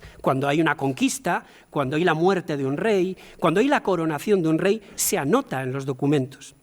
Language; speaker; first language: Spanish; native; Spanish